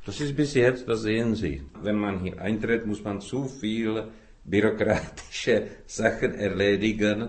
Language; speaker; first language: German; non-native, fluent; Czech